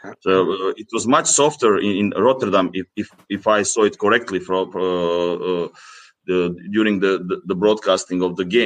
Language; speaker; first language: English; non-native, fluent; Greek